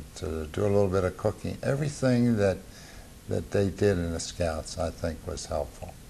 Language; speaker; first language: English; native; English